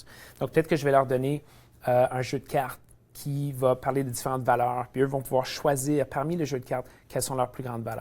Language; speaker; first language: French; native; French